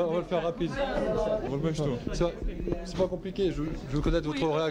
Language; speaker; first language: French; native; French